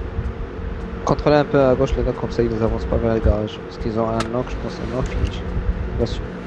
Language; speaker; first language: French; native; French